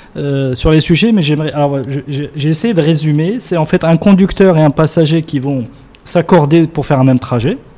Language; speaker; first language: French; non-native, local second language; Arabic